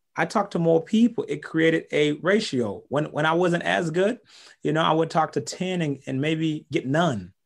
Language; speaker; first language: English; early bilingual, other home language; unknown